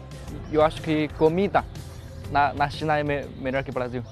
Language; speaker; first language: Portuguese; non-native, learner; Chinese